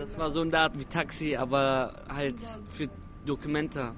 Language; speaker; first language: German; non-native, local second language; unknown